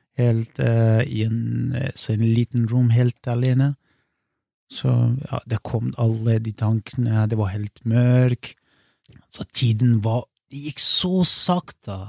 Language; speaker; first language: Norwegian; non-native, fluent; Kurdish